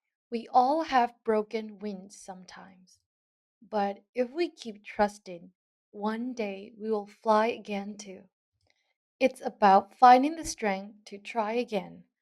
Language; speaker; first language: English; non-native, fluent; Burmese